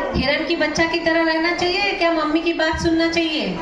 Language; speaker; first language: Hindi; non-native, local second language; Marathi